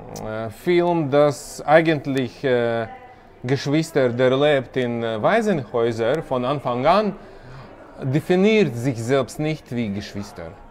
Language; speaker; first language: German; non-native, learner; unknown